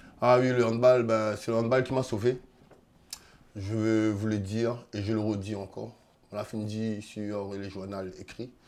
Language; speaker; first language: French; non-native, local second language; Réunion Creole French